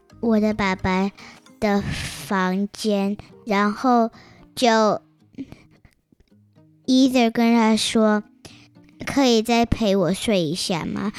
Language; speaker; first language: Chinese; early bilingual, heritage; Chinese